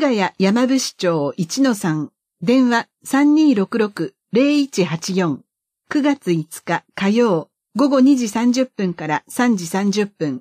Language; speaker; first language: Japanese; native; Japanese